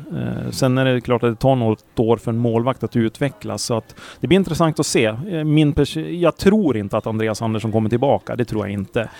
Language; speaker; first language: Swedish; native; Swedish